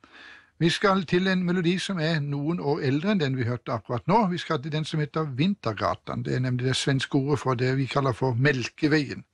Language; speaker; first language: Norwegian; native; Norwegian